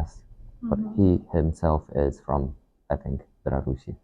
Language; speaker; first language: English; non-native, learner; Japanese